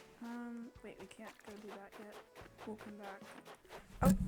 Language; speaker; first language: English; native; English